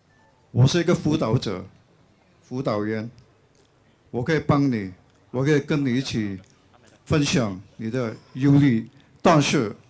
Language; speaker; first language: Chinese; non-native, local second language; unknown